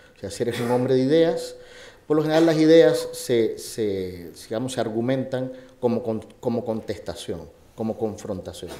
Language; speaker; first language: Spanish; native; Spanish